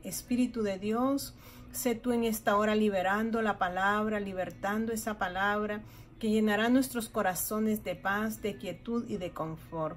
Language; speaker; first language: Spanish; native; Spanish